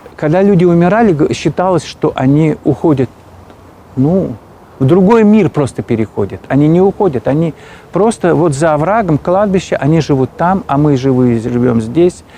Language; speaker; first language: Russian; non-native, local second language; Chuvash